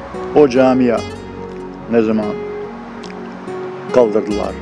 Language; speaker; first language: Turkish; non-native, local second language; Bosnian